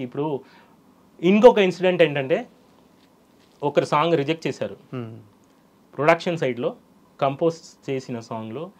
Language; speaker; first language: Telugu; non-native, fluent; Tamil